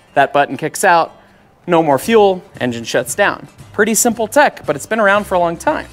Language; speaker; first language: English; native; English